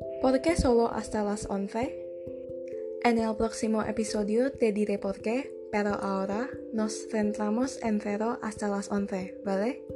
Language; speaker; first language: Spanish; non-native, fluent; Indonesian